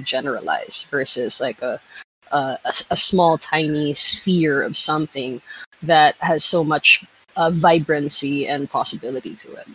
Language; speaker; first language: English; non-native, local second language; Filipino